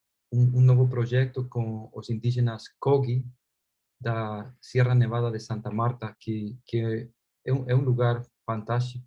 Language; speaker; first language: Portuguese; non-native, fluent; Spanish